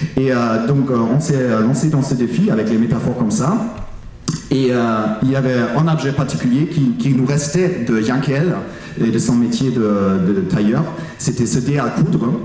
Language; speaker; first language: French; non-native, fluent; German